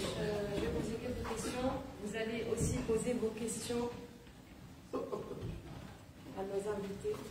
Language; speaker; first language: French; non-native, local second language; Arabic